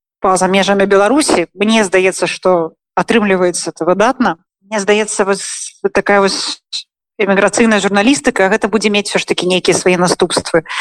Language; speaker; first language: Belarusian; non-native, local second language; Russian